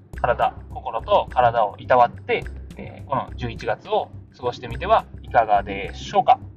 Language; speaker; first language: Japanese; native; Japanese